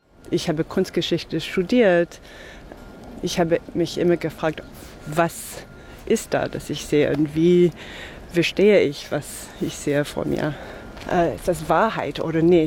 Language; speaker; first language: German; non-native, fluent; English